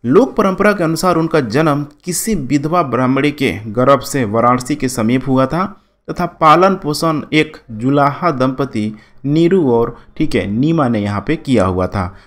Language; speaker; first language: Hindi; native; Hindi